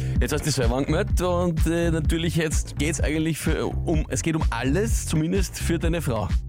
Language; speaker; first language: German; native; German